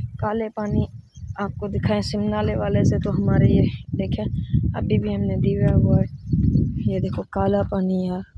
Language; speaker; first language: Urdu; non-native, local second language; Sindhi